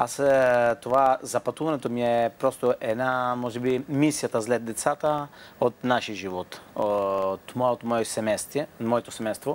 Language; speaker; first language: Bulgarian; non-native, fluent; Italian